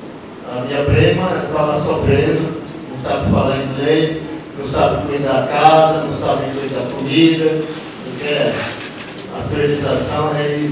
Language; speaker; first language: Portuguese; non-native, local second language; Yanomámi